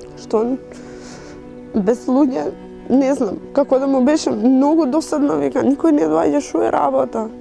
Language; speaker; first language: Macedonian; non-native, local second language; Romany